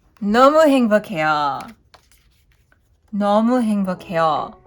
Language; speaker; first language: Korean; non-native, learner; English